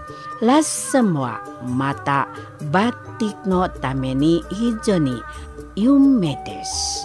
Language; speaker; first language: Japanese; non-native, fluent; Indonesian